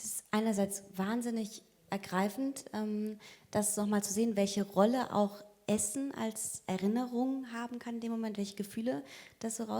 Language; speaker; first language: German; native; German